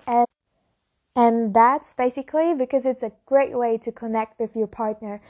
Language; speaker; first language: English; non-native, fluent; German